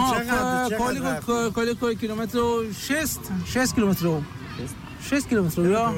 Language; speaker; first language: Slovenian; non-native, learner; Persian